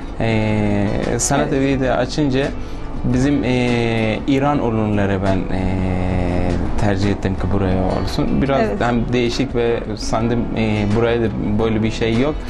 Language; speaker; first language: Turkish; non-native, local second language; Persian